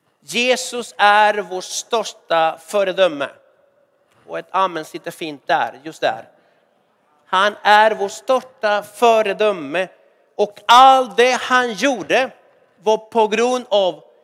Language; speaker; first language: Swedish; non-native, fluent; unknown